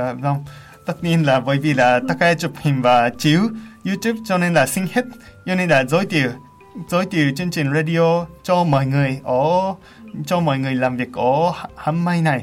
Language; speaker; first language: Vietnamese; non-native, fluent; Japanese